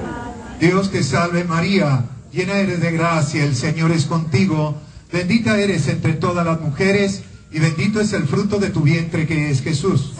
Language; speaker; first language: Spanish; native; Spanish